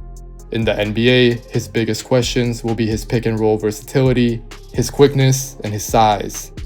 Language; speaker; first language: English; native; English